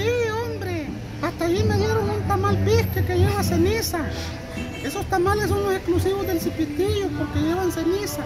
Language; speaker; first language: Spanish; native; Spanish